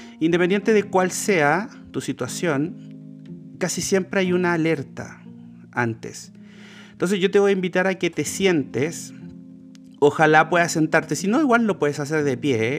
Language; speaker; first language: Spanish; native; Spanish